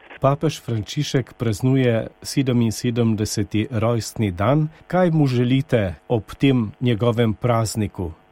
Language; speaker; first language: Slovenian; native; Slovenian